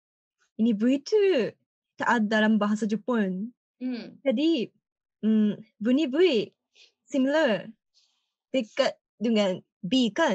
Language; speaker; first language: Indonesian; non-native, learner; Japanese